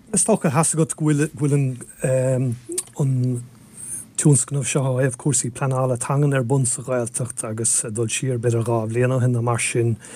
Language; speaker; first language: Irish; native; Irish